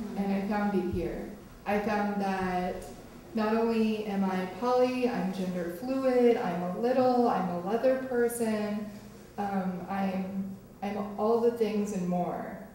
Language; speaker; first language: English; native; English